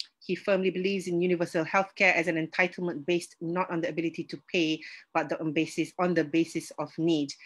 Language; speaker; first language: English; non-native, local second language; Malay